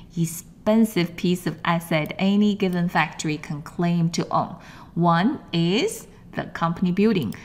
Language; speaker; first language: English; non-native, fluent; Chinese